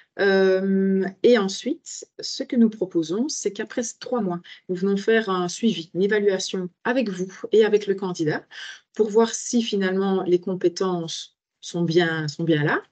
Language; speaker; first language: French; native; French